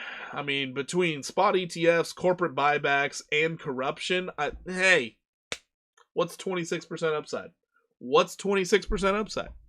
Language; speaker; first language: English; native; English